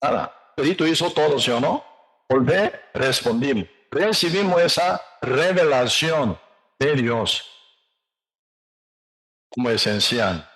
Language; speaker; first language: Spanish; non-native, learner; Korean